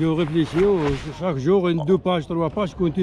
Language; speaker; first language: French; non-native, learner; Arabic